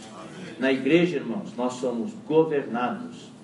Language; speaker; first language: Portuguese; non-native, fluent; Chinese